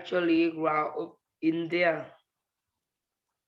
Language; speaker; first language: English; non-native, learner; Vietnamese